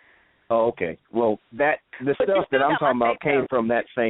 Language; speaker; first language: English; native; English